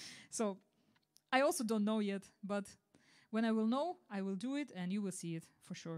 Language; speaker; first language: English; non-native, fluent; Ukrainian